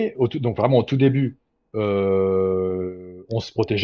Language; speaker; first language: French; native; French